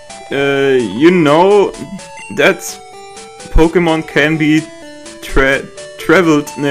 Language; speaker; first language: English; non-native, learner; German